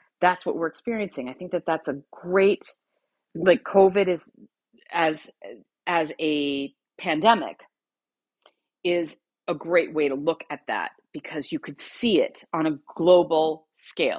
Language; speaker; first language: English; native; English